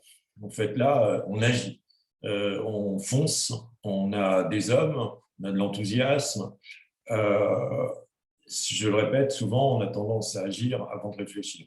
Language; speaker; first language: French; native; French